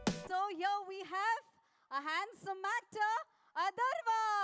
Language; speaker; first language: English; non-native, local second language; Tamil